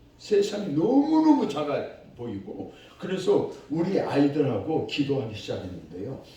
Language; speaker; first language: Korean; native; Korean